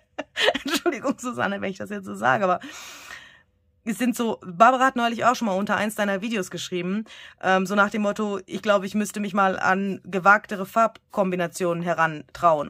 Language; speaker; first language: German; native; German